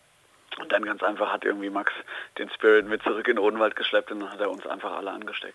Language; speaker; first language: German; native; German